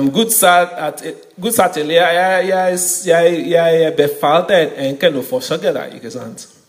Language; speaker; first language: Norwegian; non-native, fluent; Yoruba